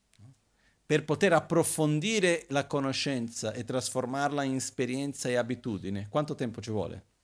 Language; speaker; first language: Italian; non-native, fluent; Portuguese